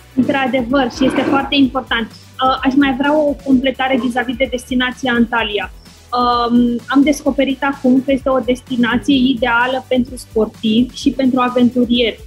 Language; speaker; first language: Romanian; native; Romanian